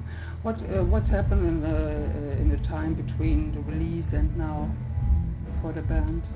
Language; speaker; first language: English; non-native, learner; German